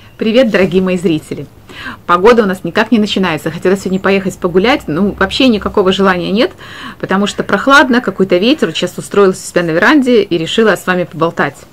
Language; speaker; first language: Russian; native; Russian